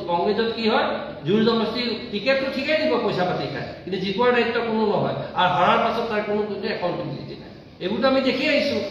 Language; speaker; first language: Assamese; non-native, local second language; Mising